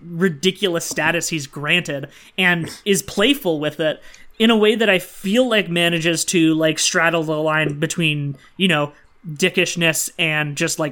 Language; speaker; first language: English; native; English